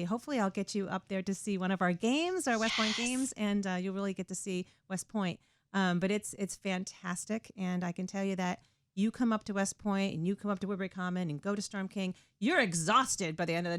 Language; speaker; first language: English; native; English